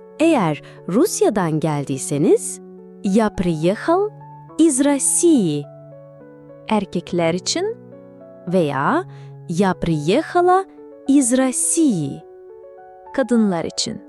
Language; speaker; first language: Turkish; non-native, fluent; Russian